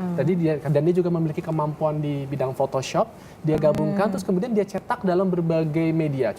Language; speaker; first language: Indonesian; native; Indonesian